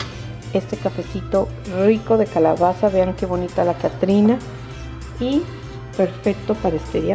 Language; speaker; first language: Spanish; native; Spanish